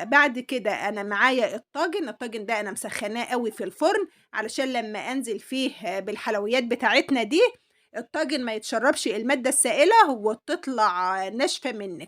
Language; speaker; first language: Arabic; native; Arabic